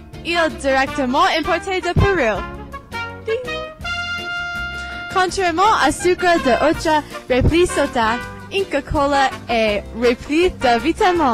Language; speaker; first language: French; non-native, learner; English